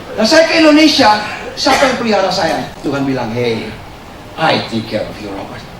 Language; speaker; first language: Indonesian; early bilingual, heritage; Indonesian